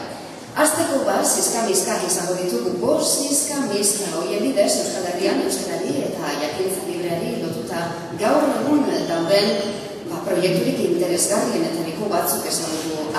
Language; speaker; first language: Basque; native; Basque